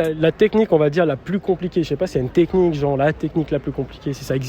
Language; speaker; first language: French; native; French